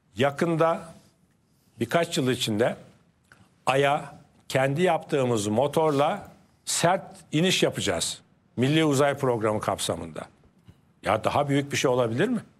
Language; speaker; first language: Turkish; native; Turkish